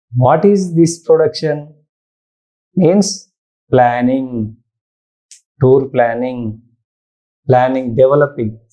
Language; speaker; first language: English; non-native, local second language; Telugu